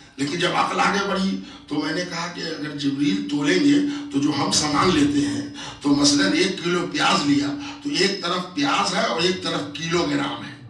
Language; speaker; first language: Urdu; native; Urdu